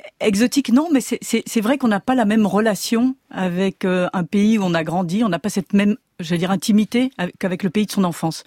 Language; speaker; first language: French; native; French